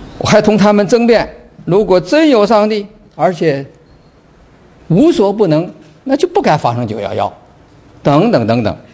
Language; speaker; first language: Chinese; native; Chinese